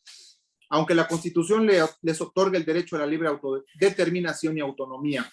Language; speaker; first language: Spanish; native; Spanish